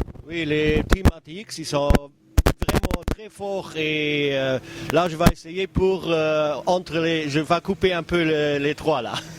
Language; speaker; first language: French; non-native, learner; Luxembourgish